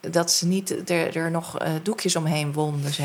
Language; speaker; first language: Dutch; native; Dutch